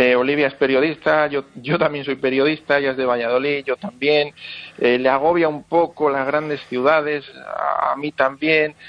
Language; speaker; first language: Spanish; native; Spanish